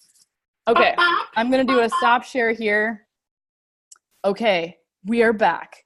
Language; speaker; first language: English; native; English